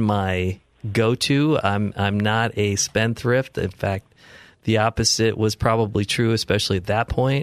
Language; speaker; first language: English; native; English